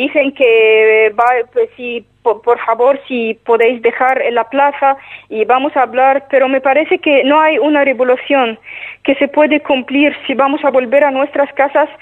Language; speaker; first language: Spanish; non-native, fluent; Arabic